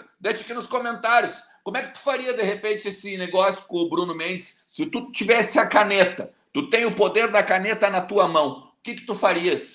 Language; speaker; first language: Portuguese; native; Portuguese